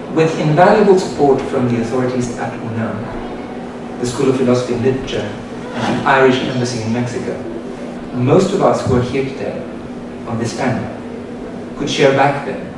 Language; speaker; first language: English; non-native, fluent; Spanish